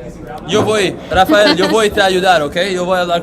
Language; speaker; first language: Spanish; non-native, learner; English